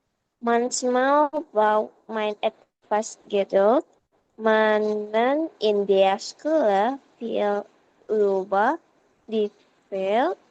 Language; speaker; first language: German; non-native, learner; Indonesian